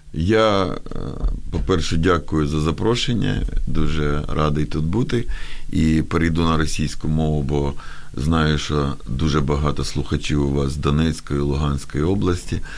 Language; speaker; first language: Ukrainian; non-native, local second language; Russian